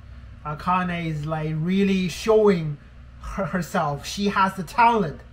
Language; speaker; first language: English; non-native, fluent; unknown